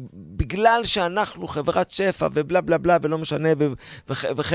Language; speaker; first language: Hebrew; native; Hebrew